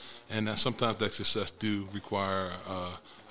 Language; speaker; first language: English; native; English